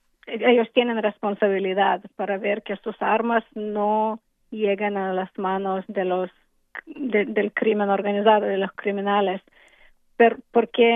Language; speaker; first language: Spanish; non-native, fluent; English